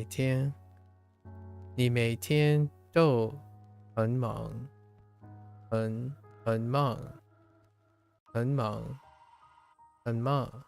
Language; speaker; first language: Chinese; non-native, learner; English